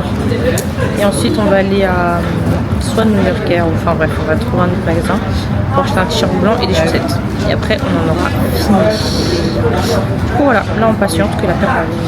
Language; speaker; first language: French; native; French